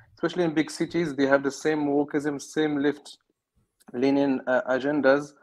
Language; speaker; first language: English; non-native, fluent; Arabic